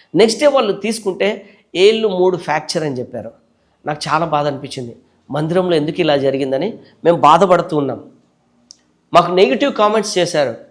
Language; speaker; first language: Telugu; native; Telugu